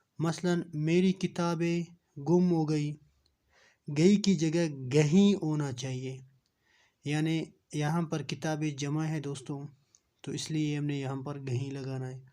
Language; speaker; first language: Urdu; non-native, local second language; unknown